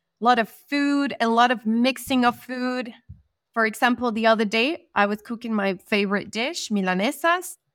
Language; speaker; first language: English; non-native, fluent; Spanish